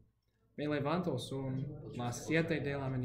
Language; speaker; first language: Spanish; non-native, learner; English